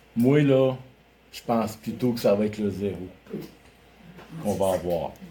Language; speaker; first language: French; native; French